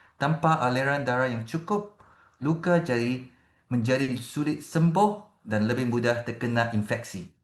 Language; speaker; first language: Malay; non-native, local second language; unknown